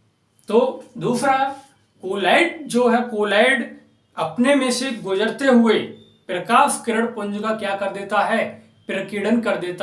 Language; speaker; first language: Hindi; native; Hindi